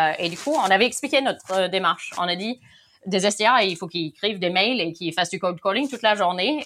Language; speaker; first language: French; non-native, fluent; English